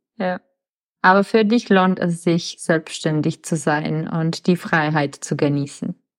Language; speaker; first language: German; non-native, fluent; Czech